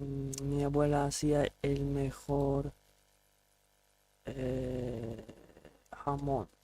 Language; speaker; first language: Spanish; non-native, learner; English